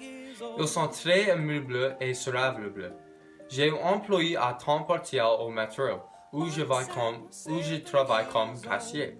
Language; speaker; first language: French; non-native, local second language; English